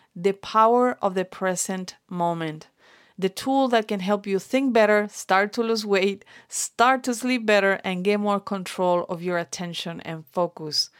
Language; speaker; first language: English; non-native, fluent; Spanish